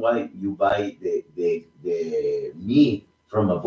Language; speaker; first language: English; non-native, local second language; Spanish